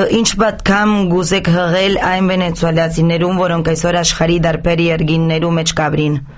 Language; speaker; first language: Armenian; early bilingual, heritage; Armenian